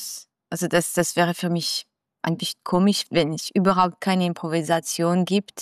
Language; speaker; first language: German; non-native, local second language; French